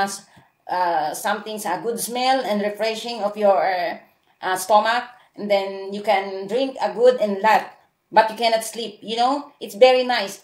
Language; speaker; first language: English; non-native, learner; Filipino